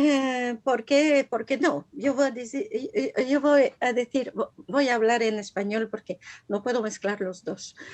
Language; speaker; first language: Spanish; non-native, fluent; French